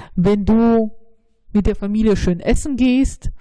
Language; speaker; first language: German; early bilingual, other home language; Russian